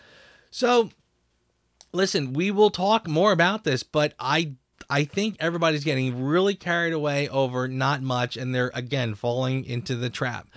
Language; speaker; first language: English; native; English